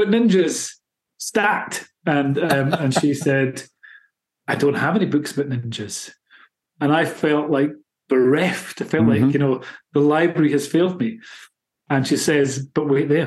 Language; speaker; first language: English; native; English